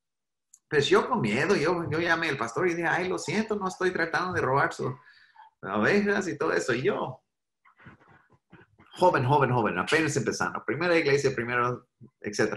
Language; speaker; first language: Spanish; non-native, fluent; English